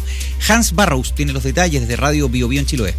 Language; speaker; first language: Spanish; native; Spanish